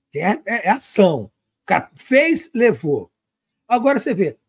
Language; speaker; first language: Portuguese; native; Portuguese